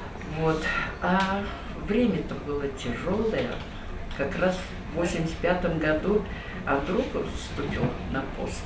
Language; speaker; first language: Russian; native; Russian